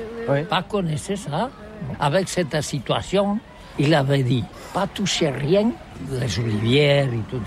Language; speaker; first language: French; non-native, learner; Catalan